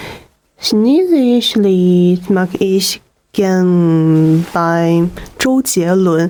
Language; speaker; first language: German; non-native, learner; Chinese